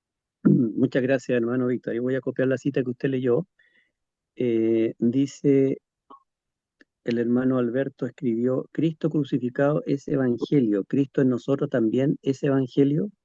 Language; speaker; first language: Spanish; native; Spanish